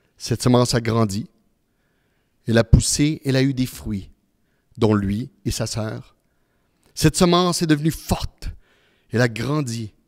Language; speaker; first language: French; early bilingual, other home language; Italian